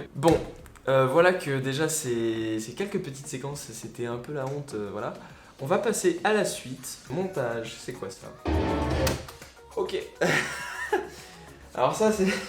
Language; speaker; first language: French; native; French